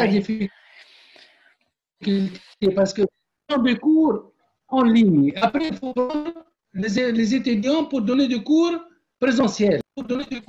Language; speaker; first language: French; non-native, local second language; Arabic